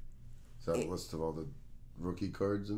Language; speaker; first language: English; native; English